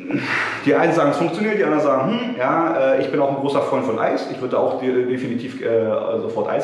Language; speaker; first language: German; native; German